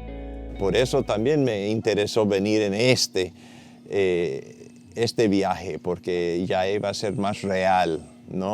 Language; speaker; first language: Spanish; non-native, fluent; Portuguese